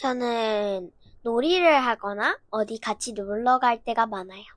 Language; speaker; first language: Korean; early bilingual, heritage; Korean